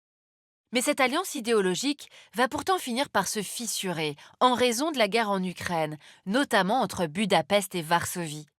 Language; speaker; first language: French; native; French